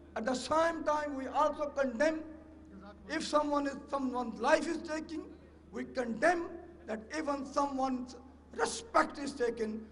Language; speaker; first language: English; non-native, local second language; Urdu